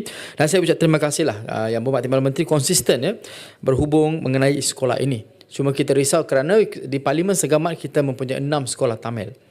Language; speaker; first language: Malay; non-native, local second language; Tamil